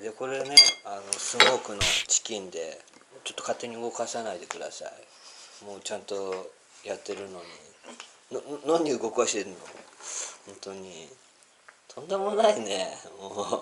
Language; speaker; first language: Japanese; native; Japanese